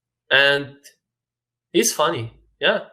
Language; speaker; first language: English; non-native, fluent; Arabic